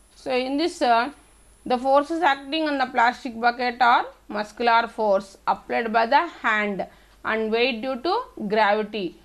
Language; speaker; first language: English; non-native, local second language; Telugu